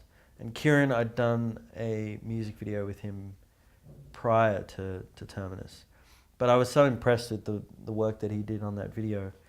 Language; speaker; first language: English; native; English